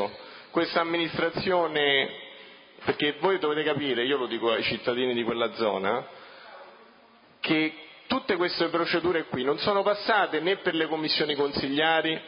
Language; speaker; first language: Italian; native; Italian